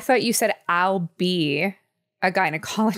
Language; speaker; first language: English; native; English